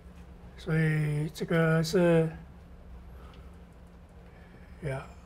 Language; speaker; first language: Chinese; native; Chinese